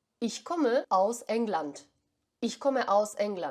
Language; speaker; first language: German; non-native, fluent; Turkish